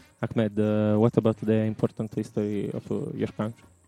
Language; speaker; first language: English; non-native, learner; Italian